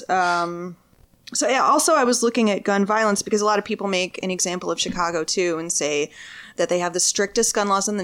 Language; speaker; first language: English; native; English